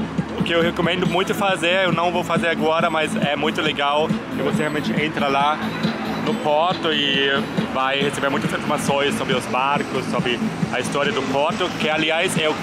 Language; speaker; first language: Portuguese; non-native, fluent; German